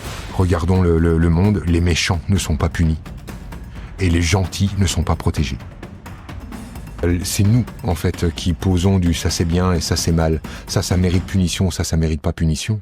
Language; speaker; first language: French; native; French